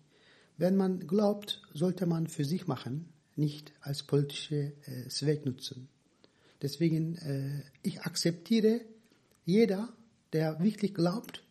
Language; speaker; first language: German; non-native, fluent; Turkish